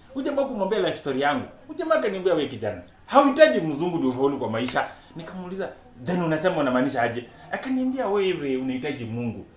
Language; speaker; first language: Swahili; non-native, local second language; Gusii